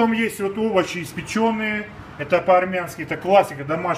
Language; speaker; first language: Russian; native; Russian